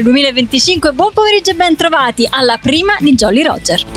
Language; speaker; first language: Italian; native; Italian